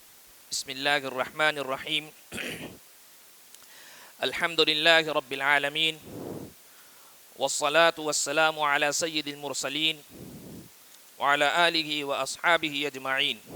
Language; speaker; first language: Arabic; non-native, fluent; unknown